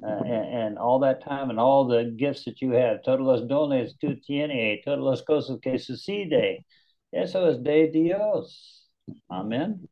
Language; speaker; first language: Spanish; non-native, learner; English